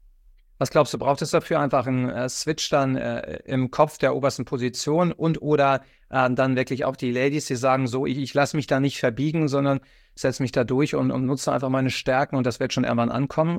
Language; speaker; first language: German; native; German